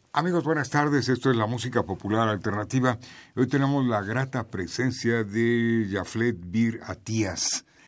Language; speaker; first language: Spanish; native; Spanish